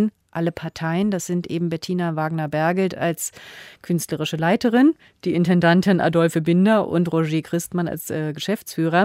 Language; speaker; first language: German; native; German